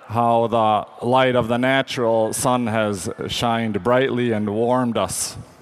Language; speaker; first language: English; native; English